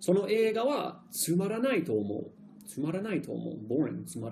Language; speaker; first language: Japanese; non-native, fluent; English